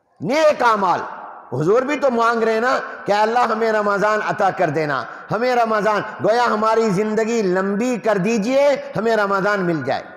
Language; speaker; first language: Urdu; non-native, local second language; Punjabi